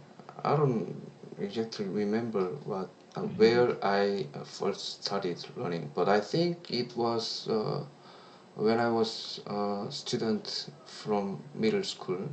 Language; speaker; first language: English; non-native, learner; Korean